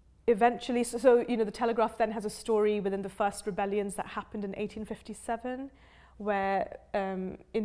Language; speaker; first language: English; non-native, local second language; Hindi